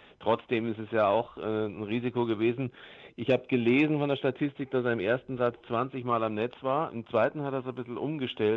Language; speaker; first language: German; native; German